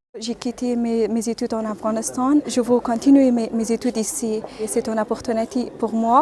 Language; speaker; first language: French; non-native, learner; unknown